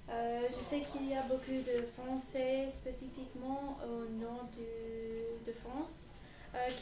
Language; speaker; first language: French; non-native, learner; English